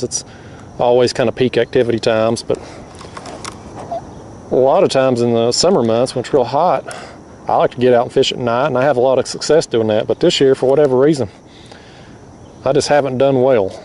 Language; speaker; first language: English; native; English